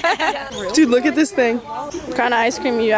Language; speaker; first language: English; native; English